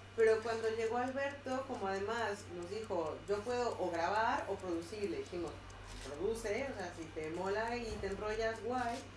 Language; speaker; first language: Spanish; native; Spanish